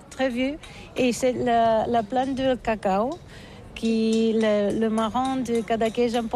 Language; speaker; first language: French; non-native, learner; Catalan